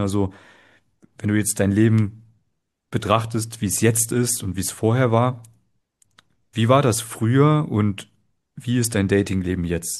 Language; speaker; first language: German; native; German